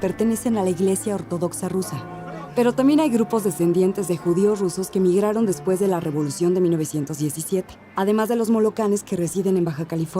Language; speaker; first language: Spanish; native; Spanish